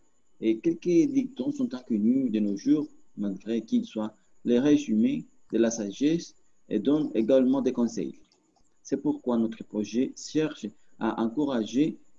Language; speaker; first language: French; non-native, learner; Spanish